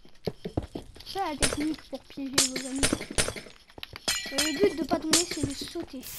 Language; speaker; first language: French; native; French